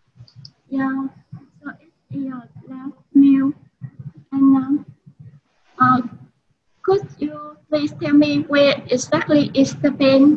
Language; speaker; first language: English; non-native, learner; Vietnamese